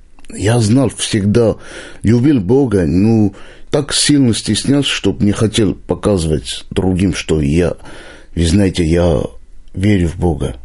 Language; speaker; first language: Russian; non-native, local second language; Armenian